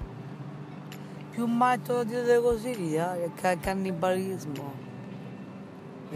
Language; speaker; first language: Italian; non-native, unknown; English